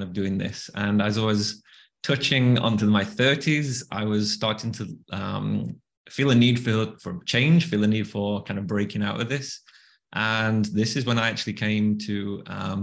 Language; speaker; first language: English; native; English